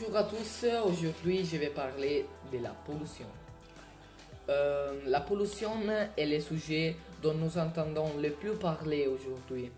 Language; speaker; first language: French; non-native, learner; Italian